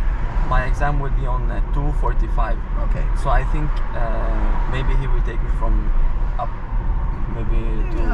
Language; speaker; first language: English; non-native, learner; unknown